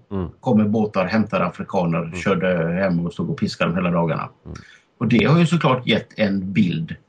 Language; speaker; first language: Swedish; native; Swedish